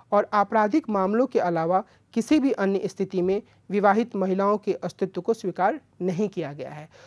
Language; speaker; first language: Hindi; native; Hindi